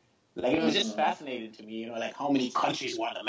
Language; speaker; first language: English; non-native, local second language; Shona